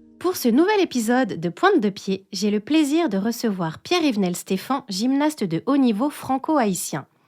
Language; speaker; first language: French; native; French